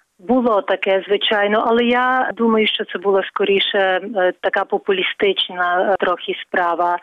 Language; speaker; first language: Ukrainian; non-native, fluent; Czech